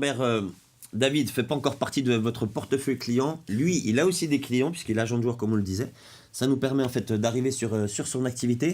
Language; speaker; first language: French; native; French